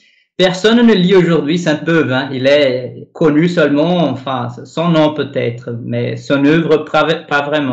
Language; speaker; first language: French; non-native, fluent; Portuguese